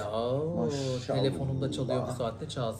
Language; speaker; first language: Turkish; native; Turkish